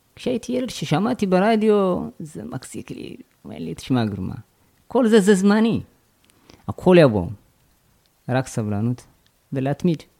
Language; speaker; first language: Hebrew; non-native, fluent; Amharic